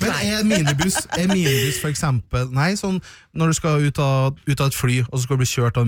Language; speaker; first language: Norwegian; native; Norwegian